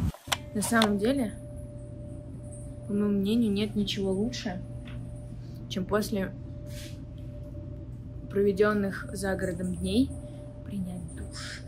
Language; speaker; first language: Russian; native; Russian